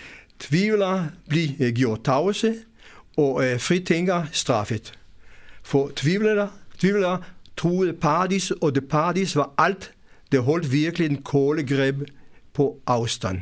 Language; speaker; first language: Danish; non-native, fluent; Hebrew